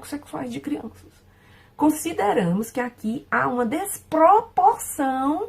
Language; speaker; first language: Portuguese; non-native, fluent; Spanish